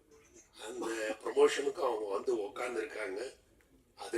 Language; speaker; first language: Tamil; native; Tamil